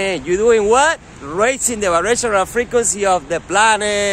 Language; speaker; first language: English; native; English